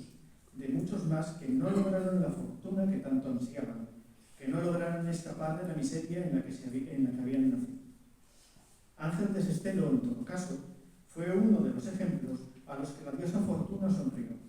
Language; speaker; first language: Spanish; native; Spanish